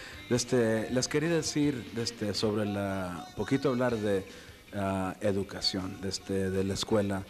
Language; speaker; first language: Spanish; early bilingual, heritage; Spanish